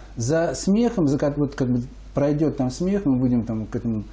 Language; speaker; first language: Russian; native; Russian